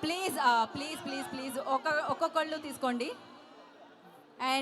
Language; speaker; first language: Telugu; native; Telugu